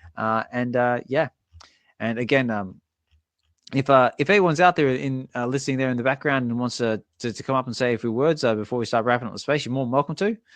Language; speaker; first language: English; native; English